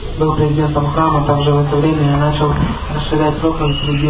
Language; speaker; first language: Russian; native; Russian